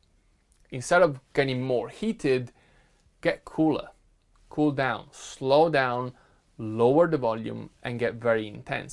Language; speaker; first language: English; non-native, fluent; Italian